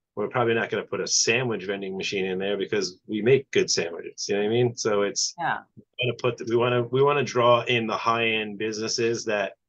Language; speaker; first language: English; native; English